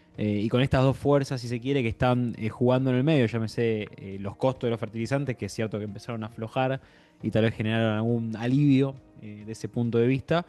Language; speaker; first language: Spanish; native; Spanish